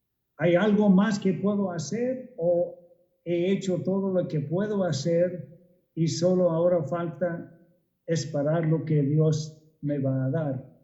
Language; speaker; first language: Spanish; non-native, fluent; English